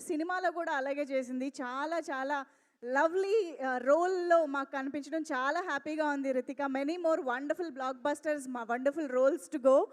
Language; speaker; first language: Telugu; native; Telugu